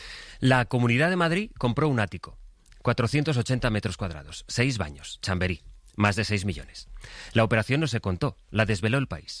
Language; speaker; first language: Spanish; native; Spanish